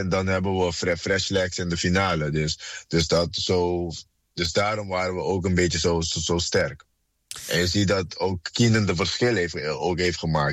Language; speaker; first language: Dutch; non-native, fluent; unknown